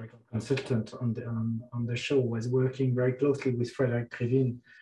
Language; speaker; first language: English; non-native, fluent; French